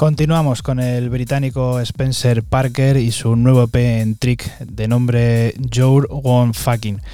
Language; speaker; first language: Spanish; native; Spanish